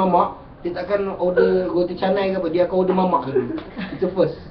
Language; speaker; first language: Malay; native; Malay